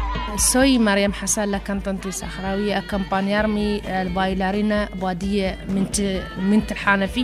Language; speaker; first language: Spanish; non-native, learner; Arabic